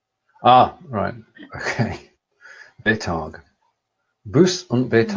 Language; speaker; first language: German; non-native, learner; English